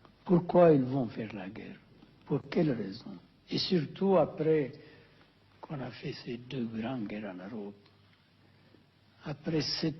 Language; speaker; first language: French; non-native, fluent; Amharic